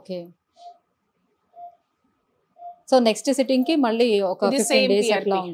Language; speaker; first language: Telugu; native; Telugu